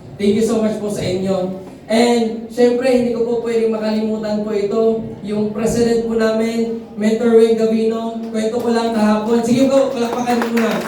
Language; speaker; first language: Filipino; non-native, local second language; Cebuano